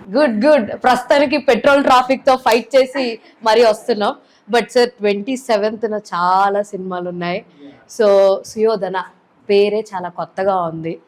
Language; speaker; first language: Telugu; native; Telugu